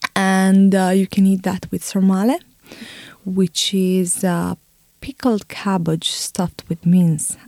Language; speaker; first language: English; non-native, fluent; Romanian